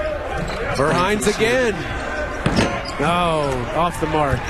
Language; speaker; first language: English; native; English